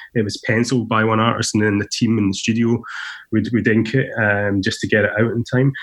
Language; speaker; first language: English; native; English